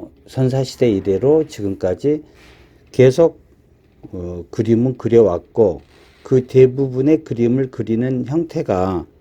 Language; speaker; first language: Korean; native; Korean